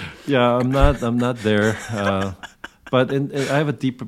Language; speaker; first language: English; early bilingual, other home language; Korean